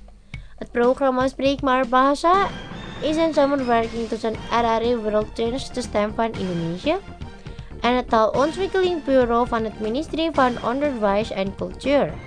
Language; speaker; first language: Dutch; non-native, learner; Indonesian